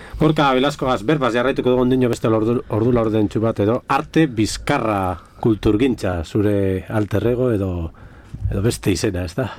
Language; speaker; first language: Basque; native; Basque